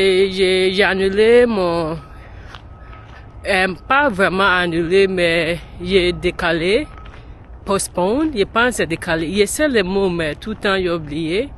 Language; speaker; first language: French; non-native, learner; English